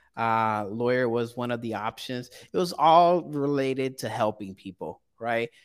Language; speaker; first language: English; early bilingual, other home language; Portuguese